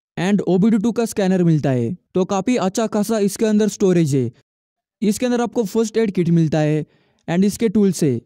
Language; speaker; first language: Hindi; native; Hindi